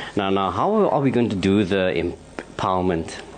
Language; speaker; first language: English; non-native, local second language; Afrikaans